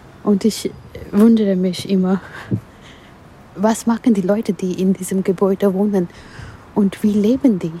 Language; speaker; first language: German; non-native, learner; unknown